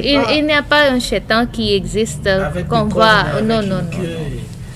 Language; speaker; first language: French; non-native, fluent; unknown